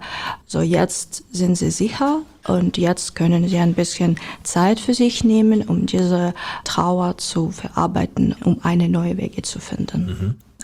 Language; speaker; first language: German; non-native, learner; Ukrainian